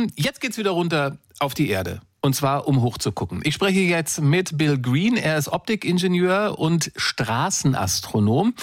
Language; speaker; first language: German; native; German